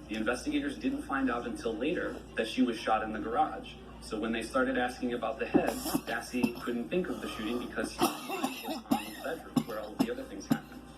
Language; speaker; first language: English; native; English